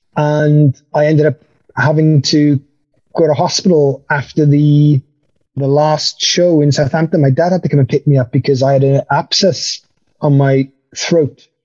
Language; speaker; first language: English; native; English